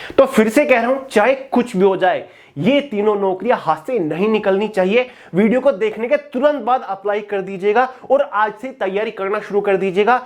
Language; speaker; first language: Hindi; native; Hindi